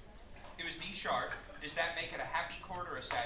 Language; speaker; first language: English; native; English